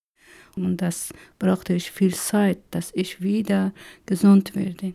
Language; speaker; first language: German; non-native, learner; Persian